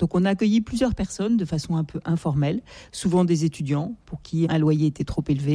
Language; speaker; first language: French; native; French